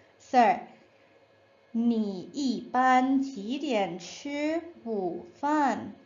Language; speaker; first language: Chinese; non-native, fluent; English